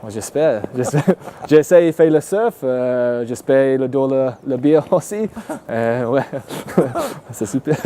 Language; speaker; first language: French; non-native, learner; English